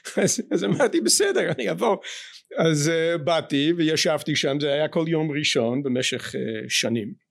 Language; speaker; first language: Hebrew; non-native, fluent; English